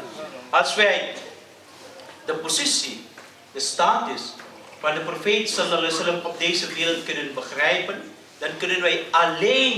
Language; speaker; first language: Dutch; early bilingual, other home language; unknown